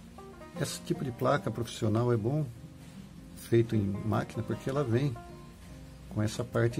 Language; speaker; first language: Portuguese; native; Portuguese